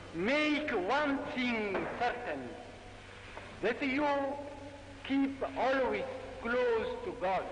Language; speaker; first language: English; non-native, fluent; Italian